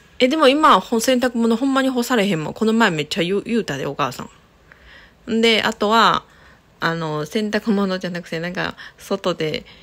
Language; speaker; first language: Japanese; non-native, fluent; Chinese